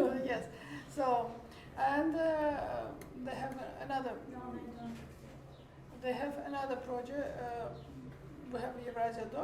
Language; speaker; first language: English; non-native, learner; Armenian